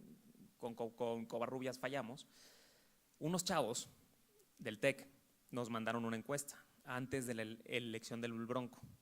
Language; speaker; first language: Spanish; native; Spanish